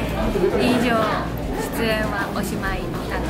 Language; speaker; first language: Japanese; native; Japanese